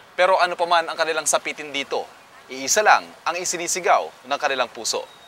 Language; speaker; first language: Filipino; native; Filipino